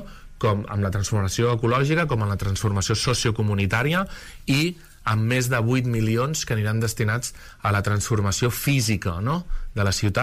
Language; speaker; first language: Catalan; native; Catalan